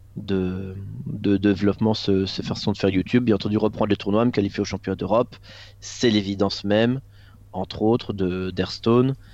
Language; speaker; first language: French; native; French